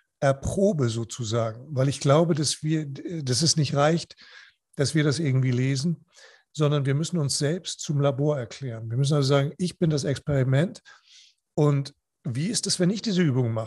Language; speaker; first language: German; non-native, fluent; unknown